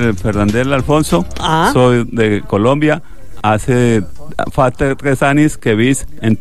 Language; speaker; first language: Catalan; non-native, learner; Spanish